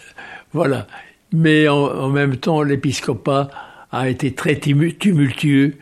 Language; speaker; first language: French; native; French